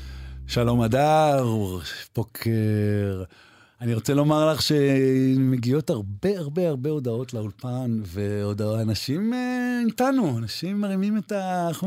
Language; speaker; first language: Hebrew; native; Hebrew